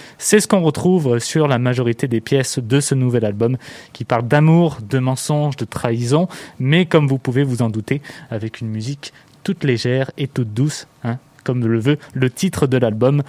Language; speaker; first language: French; native; French